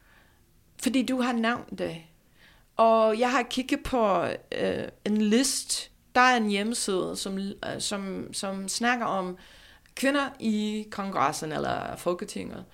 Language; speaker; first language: Danish; non-native, fluent; English